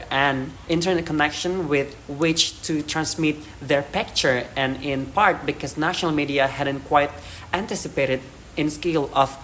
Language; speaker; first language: English; non-native, learner; Indonesian